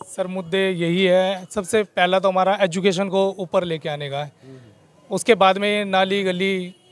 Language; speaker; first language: Hindi; native; Hindi